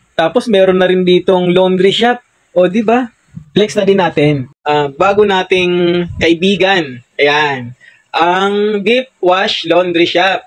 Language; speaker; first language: Filipino; non-native, local second language; Bikol